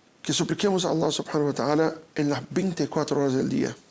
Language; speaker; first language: Spanish; non-native, fluent; Portuguese